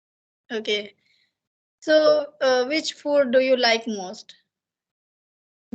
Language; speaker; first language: English; non-native, learner; Hindi